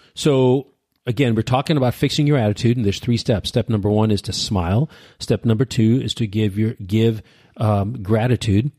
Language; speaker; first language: English; early bilingual, other home language; Urdu